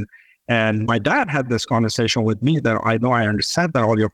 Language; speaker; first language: English; non-native, local second language; Urdu